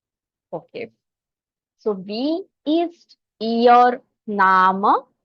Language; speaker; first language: German; non-native, fluent; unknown